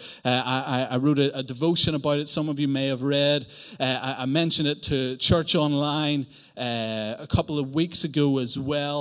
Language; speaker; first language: English; native; English